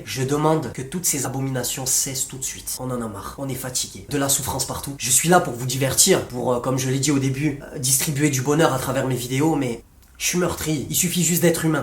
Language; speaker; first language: French; native; French